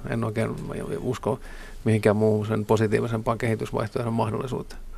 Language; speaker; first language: Finnish; native; Finnish